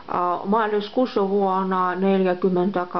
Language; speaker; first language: Finnish; non-native, local second language; Russian